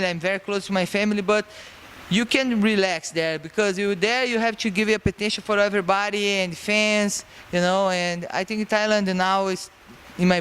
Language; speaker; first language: English; non-native, learner; Portuguese